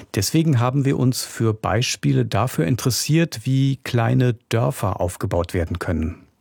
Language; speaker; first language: German; native; German